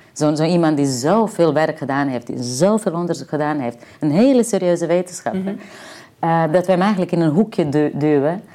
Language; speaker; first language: Dutch; non-native, fluent; Serbian